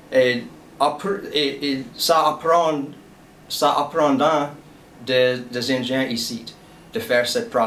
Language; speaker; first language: French; non-native, local second language; English